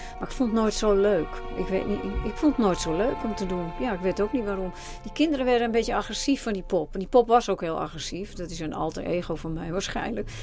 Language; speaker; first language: Dutch; native; Dutch